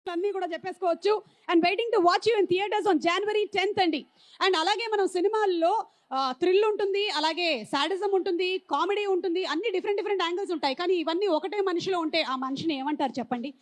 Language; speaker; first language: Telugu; native; Telugu